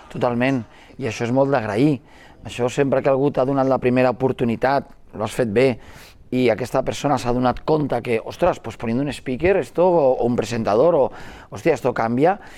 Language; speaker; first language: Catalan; non-native, local second language; Spanish